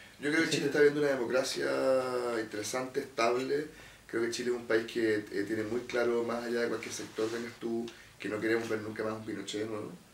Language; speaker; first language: Spanish; native; Spanish